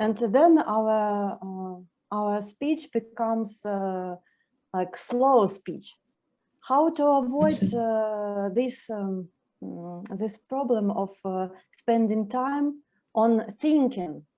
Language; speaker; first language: English; non-native, learner; Russian